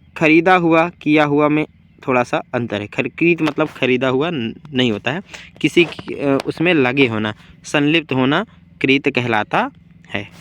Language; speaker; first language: Hindi; native; Hindi